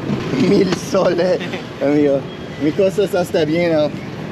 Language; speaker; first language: Spanish; non-native, learner; English